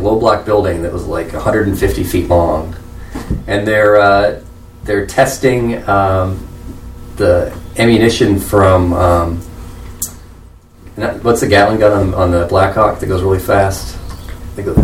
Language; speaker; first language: English; native; English